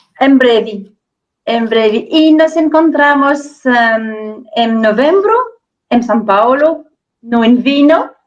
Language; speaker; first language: Portuguese; non-native, fluent; French